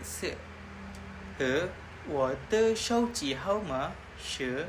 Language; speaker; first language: Chinese; non-native, learner; Malay